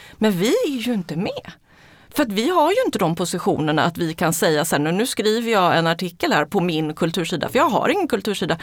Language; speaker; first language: Swedish; early bilingual, other home language; Spanish